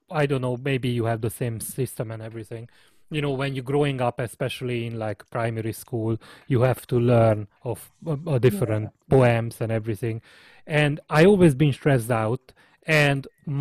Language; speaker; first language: English; non-native, fluent; Hungarian